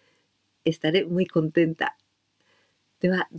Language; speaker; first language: Spanish; non-native, learner; Japanese